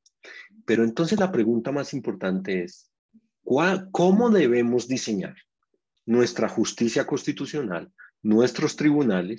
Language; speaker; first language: Spanish; native; Spanish